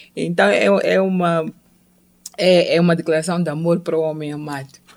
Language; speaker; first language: Portuguese; non-native, local second language; Tsonga